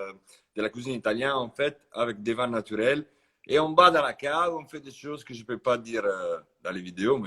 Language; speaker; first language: French; non-native, fluent; Italian